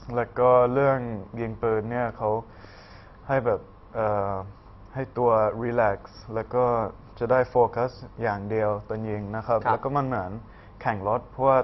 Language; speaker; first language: Thai; early bilingual, heritage; Thai